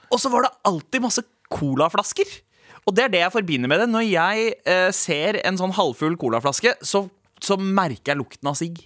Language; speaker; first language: Norwegian; early bilingual, other home language; Punjabi